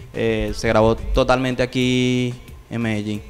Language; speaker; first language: Spanish; native; Spanish